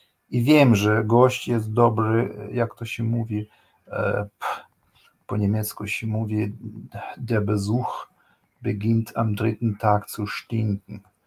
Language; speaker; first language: Polish; non-native, fluent; Ukrainian